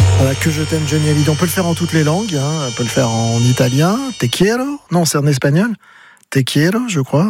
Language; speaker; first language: French; native; French